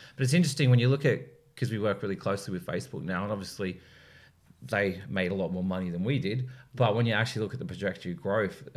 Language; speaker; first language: English; native; English